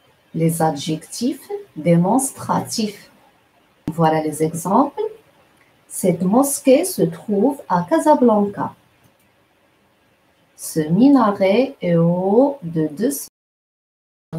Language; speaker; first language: French; non-native, local second language; Arabic